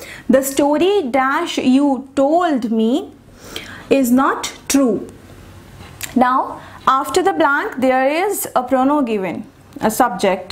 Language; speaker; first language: English; non-native, local second language; Hindi